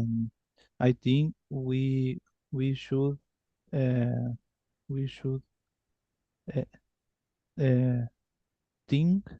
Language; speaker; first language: English; non-native, learner; Spanish